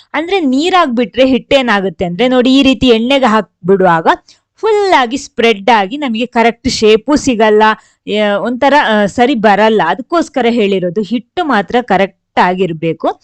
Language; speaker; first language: Kannada; non-native, local second language; Tulu